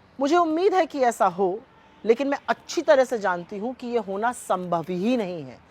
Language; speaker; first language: Hindi; native; Hindi